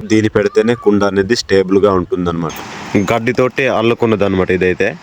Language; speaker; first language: Telugu; non-native, local second language; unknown